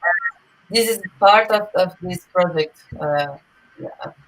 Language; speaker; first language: English; non-native, learner; Portuguese